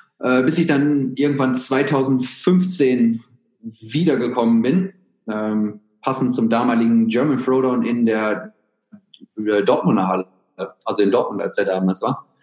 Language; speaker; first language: German; native; German